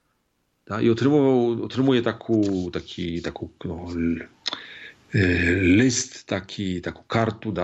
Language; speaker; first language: Polish; non-native, learner; Ukrainian